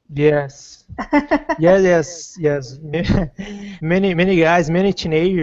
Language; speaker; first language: English; non-native, learner; Portuguese